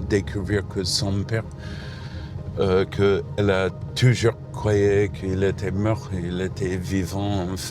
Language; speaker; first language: French; non-native, fluent; English